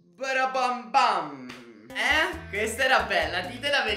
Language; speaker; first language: Italian; native; Italian